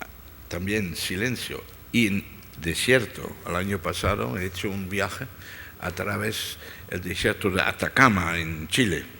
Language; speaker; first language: Spanish; non-native, fluent; Dutch